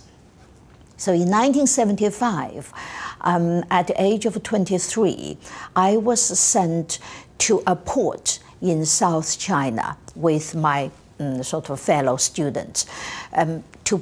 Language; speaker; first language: English; non-native, fluent; Chinese